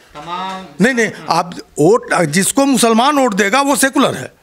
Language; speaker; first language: Hindi; native; Hindi